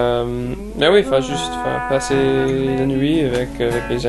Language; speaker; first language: French; non-native, fluent; English